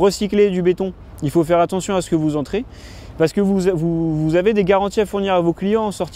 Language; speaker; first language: French; native; French